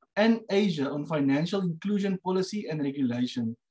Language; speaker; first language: English; non-native, local second language; Afrikaans